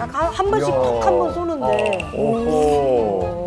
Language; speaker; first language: Korean; native; Korean